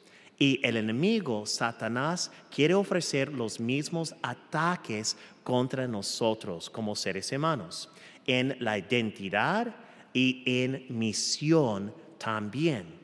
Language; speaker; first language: Spanish; non-native, fluent; English